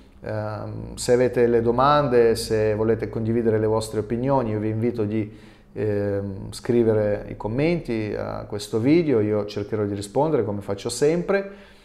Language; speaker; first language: Italian; non-native, fluent; Russian